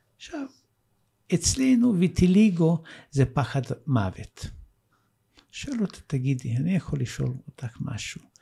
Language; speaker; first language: Hebrew; non-native, fluent; Russian